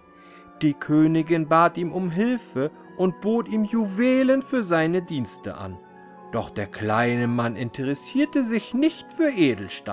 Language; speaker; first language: German; native; German